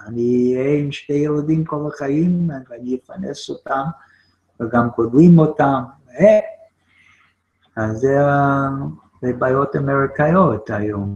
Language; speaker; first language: Hebrew; non-native, fluent; English